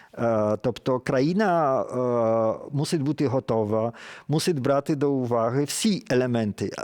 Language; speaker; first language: Ukrainian; early bilingual, heritage; Ukrainian